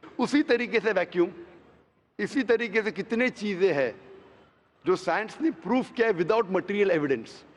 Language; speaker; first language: Hindi; non-native, local second language; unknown